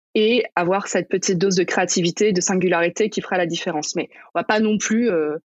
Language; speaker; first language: French; native; French